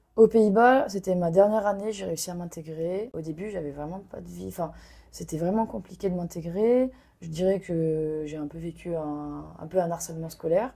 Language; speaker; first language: French; non-native, local second language; Arabic